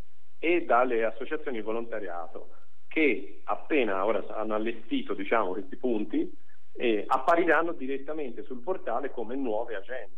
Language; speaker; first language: Italian; native; Italian